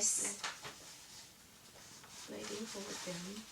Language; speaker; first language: English; non-native, learner; Japanese